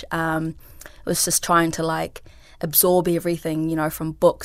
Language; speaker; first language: English; early bilingual, other home language; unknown